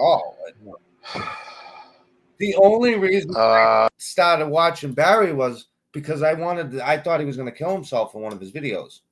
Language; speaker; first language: English; native; English